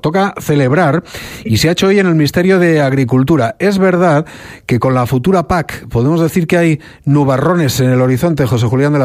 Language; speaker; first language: Spanish; native; Spanish